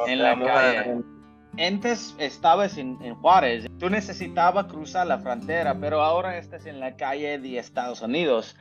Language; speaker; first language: Spanish; non-native, learner; English